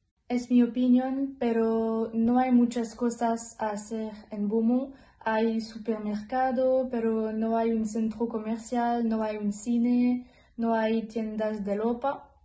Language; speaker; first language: Spanish; non-native, learner; French